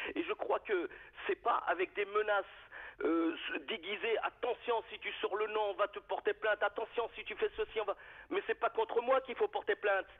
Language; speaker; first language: French; native; French